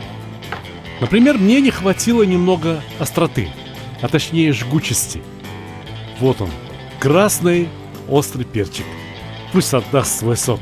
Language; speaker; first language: Russian; native; Russian